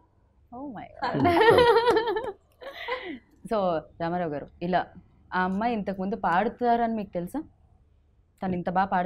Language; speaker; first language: Telugu; native; Telugu